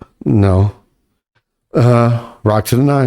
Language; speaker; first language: English; native; English